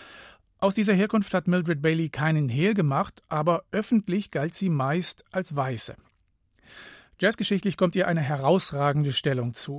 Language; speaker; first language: German; native; German